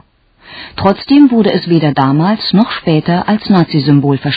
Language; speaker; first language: German; native; German